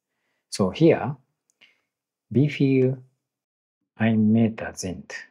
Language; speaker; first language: German; non-native, learner; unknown